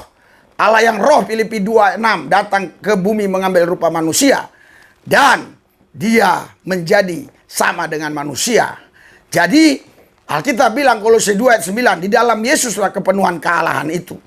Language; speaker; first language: Indonesian; native; Indonesian